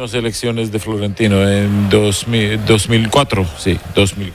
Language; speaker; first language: Spanish; non-native, learner; Georgian